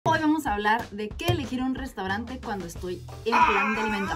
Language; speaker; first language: Spanish; native; Spanish